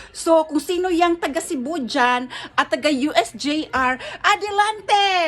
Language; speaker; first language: Filipino; non-native, local second language; Cebuano